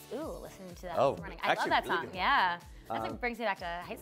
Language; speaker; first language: English; native; English